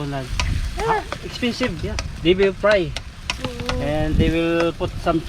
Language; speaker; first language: English; non-native, local second language; Filipino